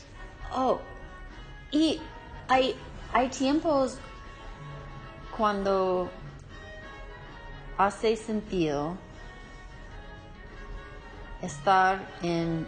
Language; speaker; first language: Spanish; non-native, learner; English